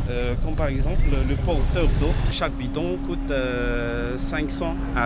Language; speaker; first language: French; non-native, local second language; Malagasy